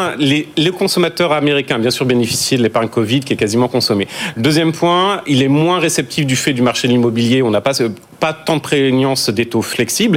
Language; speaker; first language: French; native; French